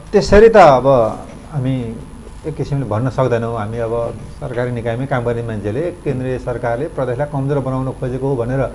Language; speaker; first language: Nepali; native; Nepali